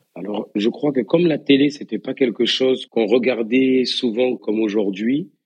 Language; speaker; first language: French; native; French